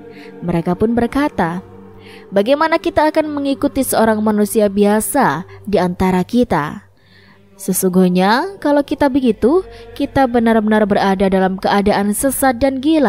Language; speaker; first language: Indonesian; native; Indonesian